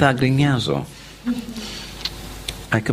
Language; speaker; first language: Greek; non-native, learner; English